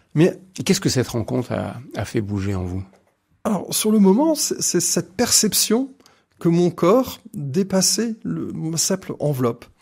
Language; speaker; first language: French; native; French